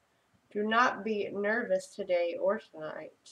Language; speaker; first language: English; native; English